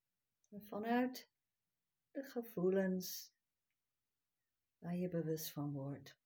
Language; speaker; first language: Dutch; non-native, fluent; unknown